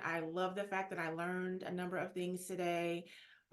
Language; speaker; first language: English; native; English